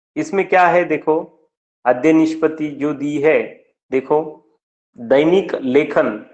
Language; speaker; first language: Hindi; non-native, local second language; Marathi